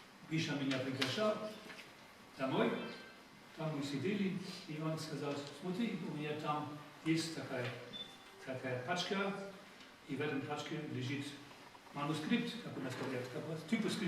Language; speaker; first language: Russian; non-native, fluent; German